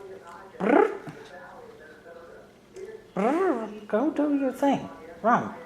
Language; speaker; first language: English; native; English